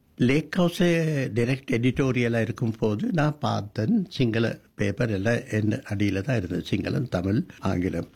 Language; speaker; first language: Tamil; non-native, local second language; Sinhala